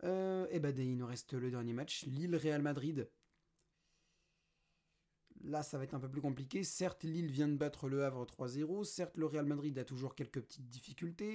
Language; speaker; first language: French; native; French